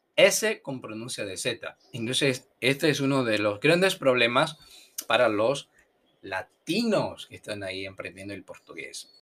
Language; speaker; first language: Spanish; non-native, fluent; Portuguese